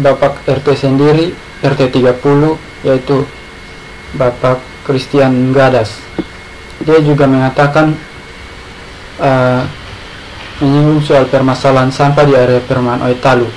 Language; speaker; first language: Indonesian; native; Indonesian